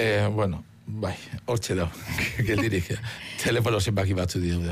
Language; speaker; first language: Basque; native; Basque